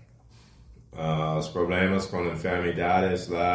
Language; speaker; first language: Portuguese; non-native, fluent; English